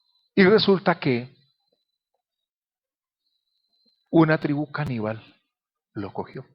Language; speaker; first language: Spanish; native; Spanish